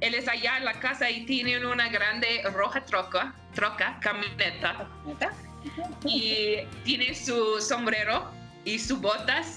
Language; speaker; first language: Spanish; non-native, learner; English